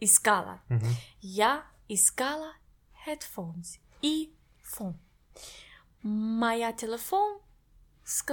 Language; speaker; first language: Russian; non-native, learner; English